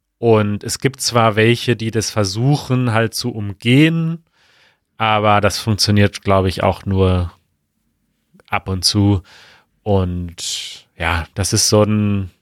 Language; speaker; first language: German; native; German